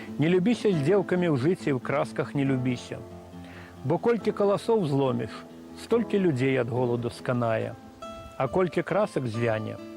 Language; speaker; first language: Belarusian; non-native, local second language; Russian